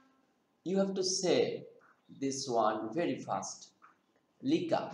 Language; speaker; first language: English; non-native, fluent; Bangla